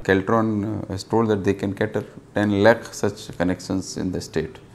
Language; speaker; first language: English; non-native, local second language; Hindi